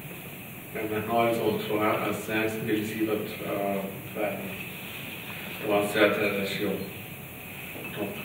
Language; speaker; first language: French; non-native, learner; German